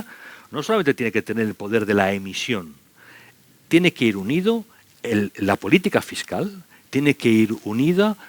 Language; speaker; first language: Spanish; native; Spanish